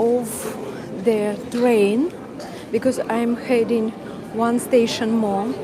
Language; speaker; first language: English; non-native, fluent; Russian